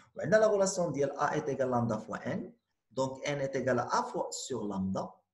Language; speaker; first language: French; non-native, local second language; Arabic